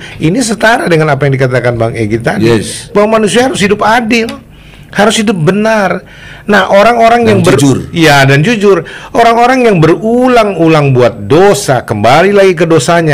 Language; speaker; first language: Indonesian; native; Indonesian